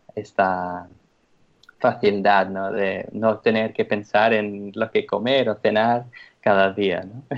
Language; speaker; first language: Spanish; non-native, fluent; English